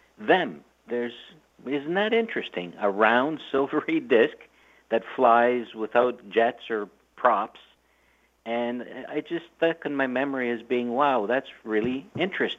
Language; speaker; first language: English; native; English